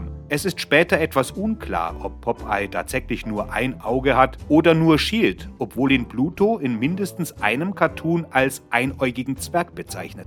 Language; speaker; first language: German; native; German